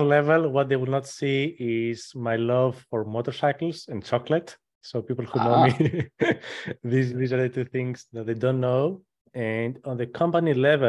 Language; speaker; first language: English; non-native, fluent; Greek